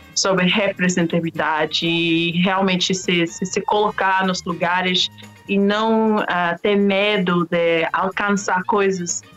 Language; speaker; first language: Portuguese; non-native, fluent; English